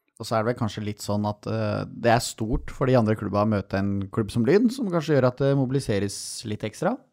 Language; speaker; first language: Norwegian; native; Norwegian